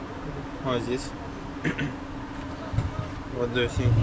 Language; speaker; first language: English; non-native, learner; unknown